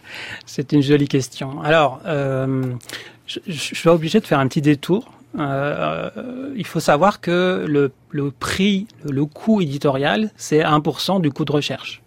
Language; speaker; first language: French; native; French